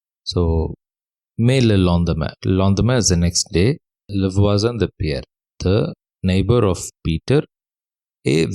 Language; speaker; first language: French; non-native, fluent; English